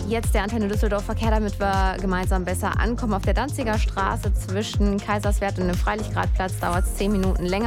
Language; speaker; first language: German; native; German